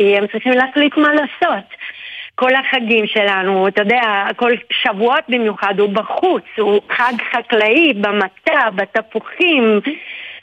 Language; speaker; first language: Hebrew; non-native, fluent; Italian